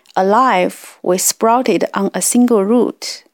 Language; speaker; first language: English; non-native, fluent; Chinese